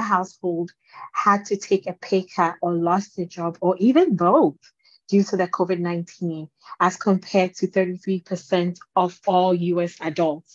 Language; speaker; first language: English; non-native, local second language; Akan